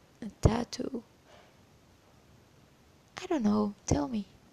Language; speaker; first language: English; non-native, learner; Portuguese